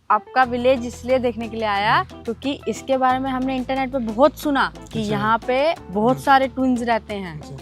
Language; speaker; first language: Hindi; native; Hindi